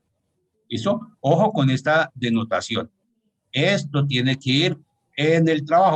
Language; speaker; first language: Spanish; native; Spanish